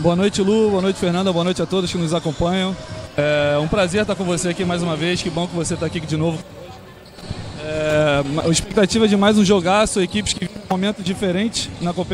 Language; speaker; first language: Portuguese; native; Portuguese